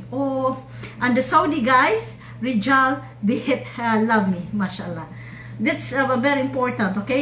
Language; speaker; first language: English; non-native, local second language; Filipino